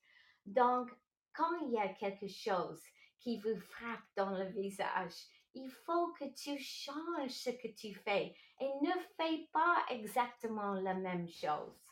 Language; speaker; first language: French; non-native, local second language; English